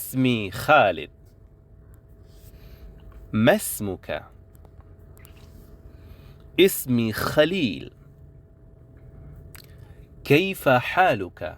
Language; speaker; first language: Arabic; non-native, fluent; Indonesian